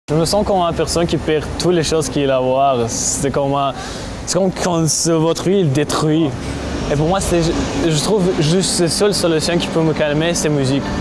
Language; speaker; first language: French; non-native, learner; Tajik